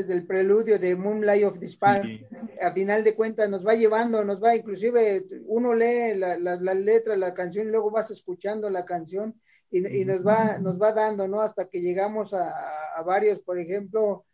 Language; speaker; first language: Spanish; native; Spanish